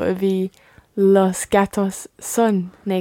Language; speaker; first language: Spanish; non-native, learner; English